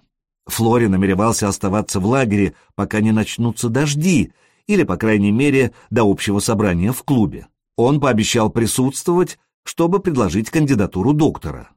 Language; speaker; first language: Russian; native; Russian